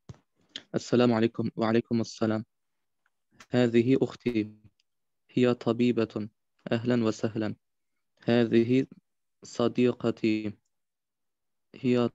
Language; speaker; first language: Arabic; non-native, learner; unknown